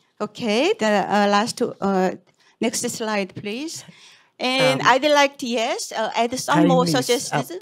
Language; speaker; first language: English; non-native, fluent; Korean